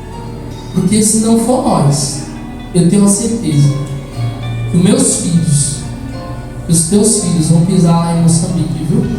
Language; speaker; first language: Portuguese; native; Portuguese